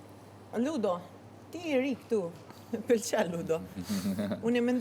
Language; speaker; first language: Albanian; non-native, learner; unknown